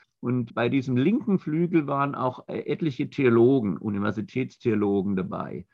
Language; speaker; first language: German; native; German